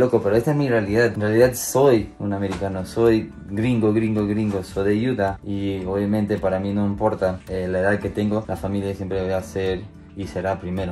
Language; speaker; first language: Spanish; non-native, fluent; English